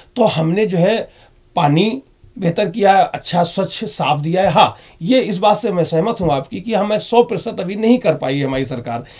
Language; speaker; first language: Hindi; native; Hindi